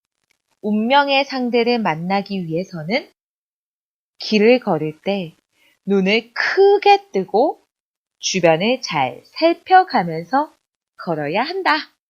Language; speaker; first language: Korean; non-native, fluent; Chinese